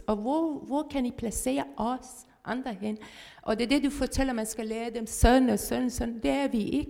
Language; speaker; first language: Danish; non-native, fluent; Persian